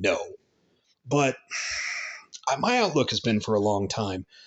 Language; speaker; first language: English; native; English